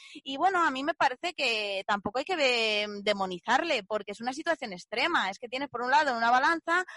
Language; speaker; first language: Spanish; native; Spanish